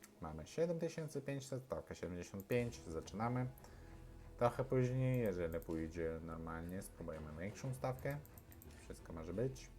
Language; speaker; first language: Polish; non-native, learner; Russian